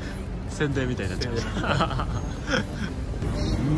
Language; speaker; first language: Japanese; native; Japanese